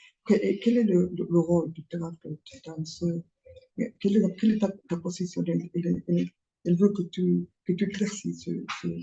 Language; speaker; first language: French; non-native, fluent; Spanish